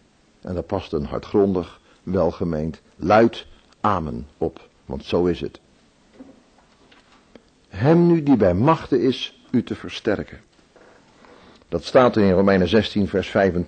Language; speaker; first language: Dutch; native; Dutch